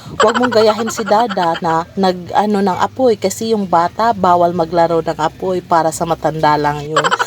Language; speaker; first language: Filipino; non-native, local second language; Cebuano